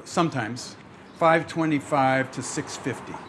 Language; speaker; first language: English; native; English